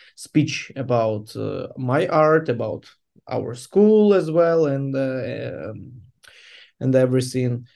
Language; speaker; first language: English; non-native, fluent; Ukrainian